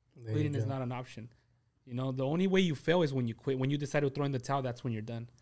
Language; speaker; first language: English; early bilingual, other home language; Spanish